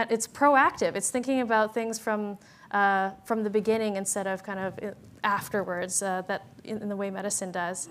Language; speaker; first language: English; native; English